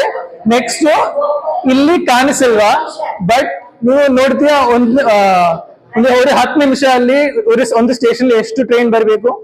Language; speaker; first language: Kannada; non-native, learner; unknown